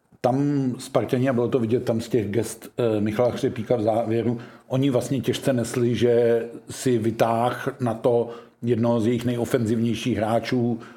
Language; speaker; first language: Czech; native; Czech